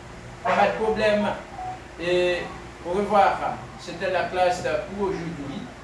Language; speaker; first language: French; non-native, fluent; Spanish